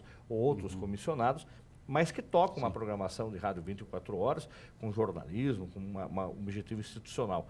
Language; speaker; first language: Portuguese; native; Portuguese